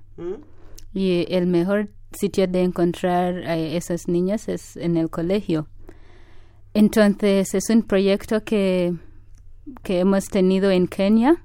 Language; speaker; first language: Spanish; non-native, fluent; Ganda